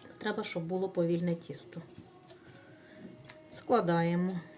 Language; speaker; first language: Ukrainian; native; Ukrainian